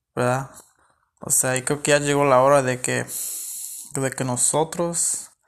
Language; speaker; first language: Spanish; early bilingual, heritage; Spanish